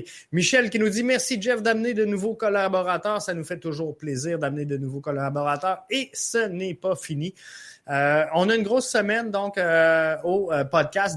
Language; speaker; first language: French; native; French